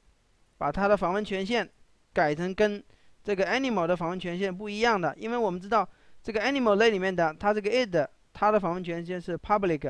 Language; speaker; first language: Chinese; native; Chinese